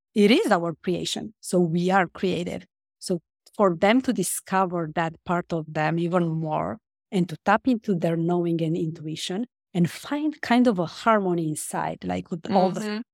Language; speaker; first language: English; non-native, fluent; Romanian